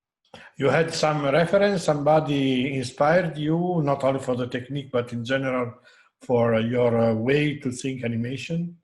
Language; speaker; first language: English; non-native, fluent; Italian